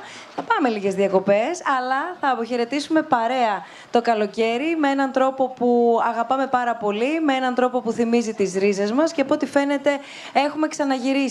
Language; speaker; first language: Greek; native; Greek